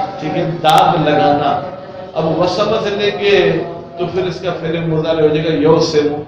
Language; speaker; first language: Urdu; non-native, local second language; Sindhi